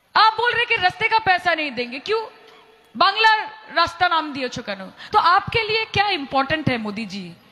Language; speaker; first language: Hindi; non-native, local second language; Bangla